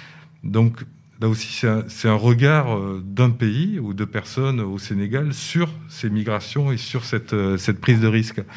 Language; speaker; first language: French; native; French